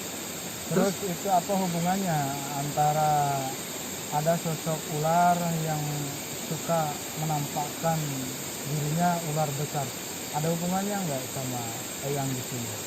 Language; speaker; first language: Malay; non-native, local second language; Sundanese